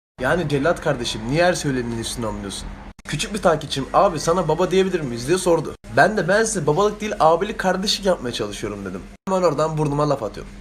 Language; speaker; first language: Turkish; native; Turkish